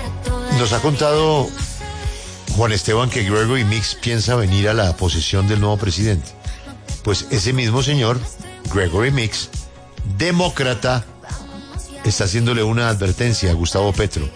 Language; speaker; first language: Spanish; native; Spanish